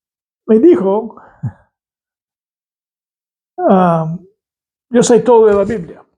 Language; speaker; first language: Spanish; non-native, fluent; English